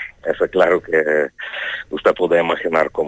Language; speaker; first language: Spanish; non-native, fluent; Ukrainian